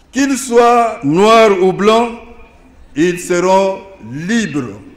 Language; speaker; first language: French; non-native, local second language; Lingala